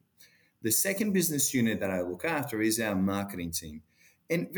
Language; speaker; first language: English; non-native, fluent; Portuguese